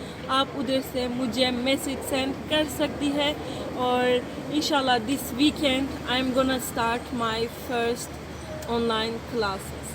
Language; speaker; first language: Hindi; non-native, fluent; Turkish